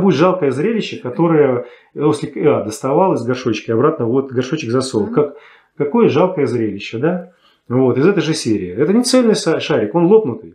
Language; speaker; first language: Russian; native; Russian